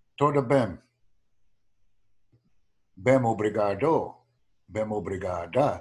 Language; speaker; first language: Portuguese; non-native, learner; English